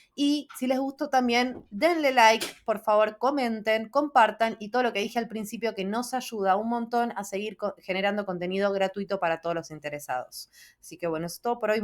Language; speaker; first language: Spanish; native; Spanish